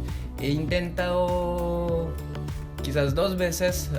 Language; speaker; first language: Spanish; non-native, fluent; French